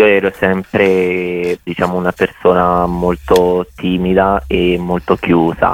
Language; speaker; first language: Italian; early bilingual, other home language; Bosnian